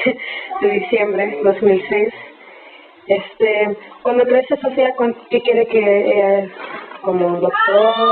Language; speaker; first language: Spanish; non-native, learner; English